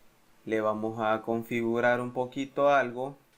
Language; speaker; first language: Spanish; native; Spanish